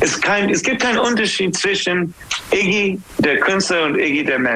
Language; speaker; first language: German; non-native, learner; English